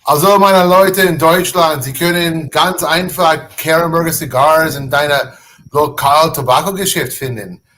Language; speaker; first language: German; non-native, learner; English